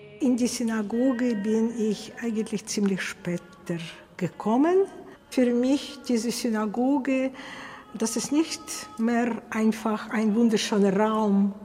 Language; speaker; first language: German; non-native, fluent; Russian